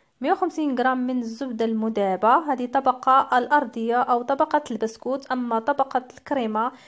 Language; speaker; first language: Arabic; native; Arabic